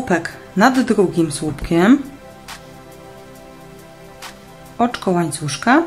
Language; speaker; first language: Polish; native; Polish